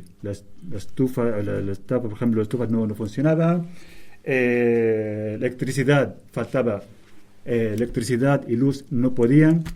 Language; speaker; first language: Spanish; non-native, fluent; Arabic